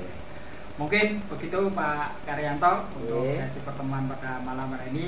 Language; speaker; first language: Indonesian; native; Indonesian